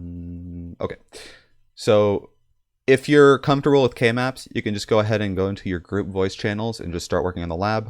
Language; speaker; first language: English; native; English